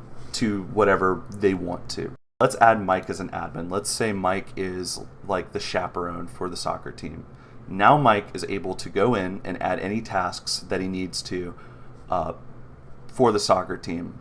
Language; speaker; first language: English; native; English